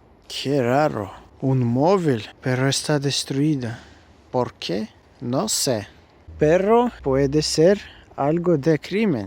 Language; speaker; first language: Spanish; non-native, learner; Russian